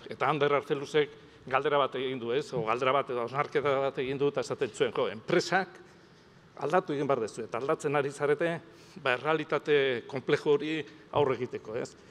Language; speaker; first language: Basque; native; Basque